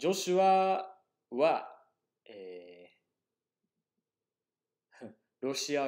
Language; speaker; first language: Japanese; non-native, fluent; English